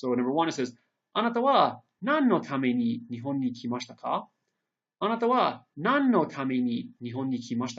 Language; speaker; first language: Japanese; non-native, fluent; English